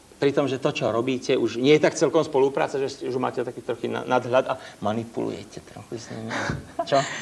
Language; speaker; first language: Slovak; native; Slovak